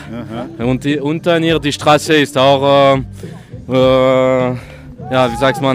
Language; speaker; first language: German; non-native, local second language; French